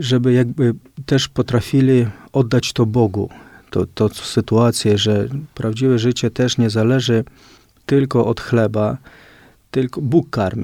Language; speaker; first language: Polish; non-native, fluent; Ukrainian